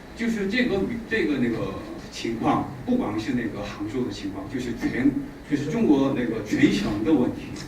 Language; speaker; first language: Chinese; non-native, fluent; Korean